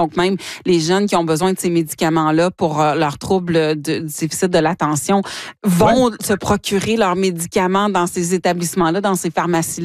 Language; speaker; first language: French; native; French